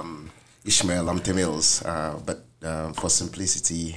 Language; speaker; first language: English; non-native, local second language; Akan